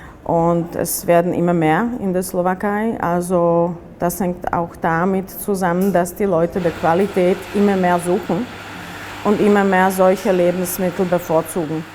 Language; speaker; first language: German; non-native, fluent; Slovak